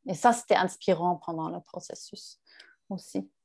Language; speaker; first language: French; non-native, fluent; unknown